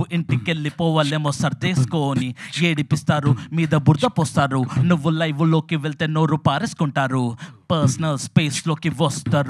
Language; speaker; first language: Telugu; native; Telugu